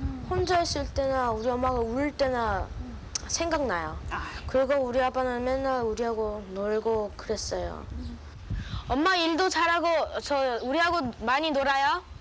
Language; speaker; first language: Korean; early bilingual, heritage; Korean